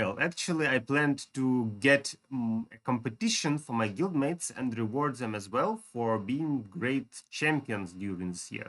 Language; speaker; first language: English; non-native, fluent; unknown